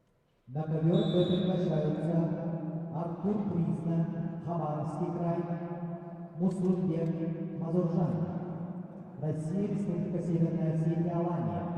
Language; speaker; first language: Russian; native; Russian